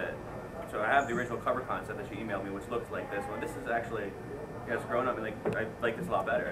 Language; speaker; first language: English; native; English